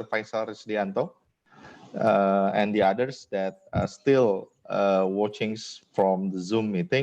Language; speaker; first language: English; non-native, fluent; Indonesian